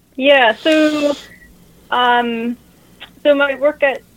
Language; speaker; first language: English; native; English